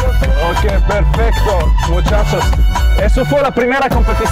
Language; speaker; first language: Spanish; non-native, learner; German